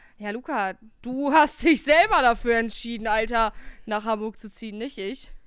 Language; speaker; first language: German; native; German